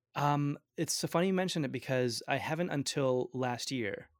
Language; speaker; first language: English; early bilingual, other home language; Gujarati